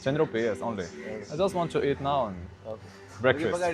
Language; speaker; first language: English; non-native, learner; French